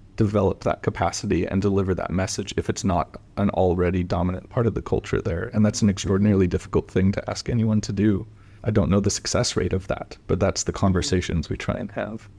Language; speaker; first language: English; native; English